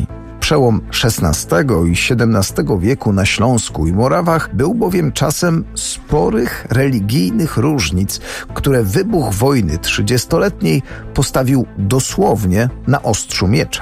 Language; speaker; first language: Polish; native; Polish